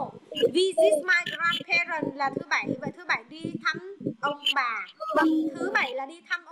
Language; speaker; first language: Vietnamese; native; Vietnamese